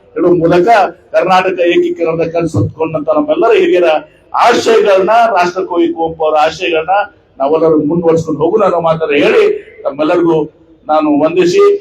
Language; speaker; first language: Kannada; native; Kannada